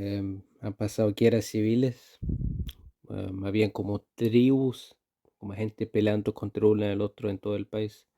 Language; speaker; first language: Spanish; non-native, fluent; Icelandic